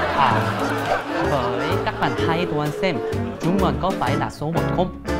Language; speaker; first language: Vietnamese; non-native, learner; Korean